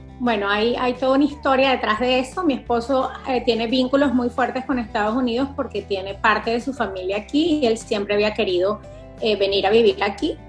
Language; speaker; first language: Spanish; native; Spanish